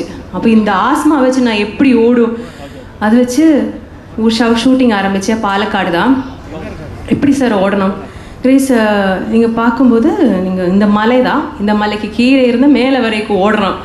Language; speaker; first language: Tamil; non-native, learner; Malayalam